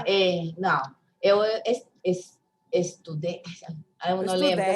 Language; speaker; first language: Portuguese; non-native, learner; Spanish